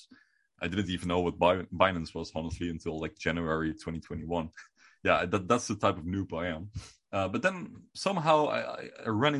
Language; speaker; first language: English; non-native, fluent; Dutch